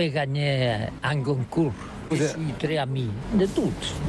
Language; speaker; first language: French; non-native, learner; Catalan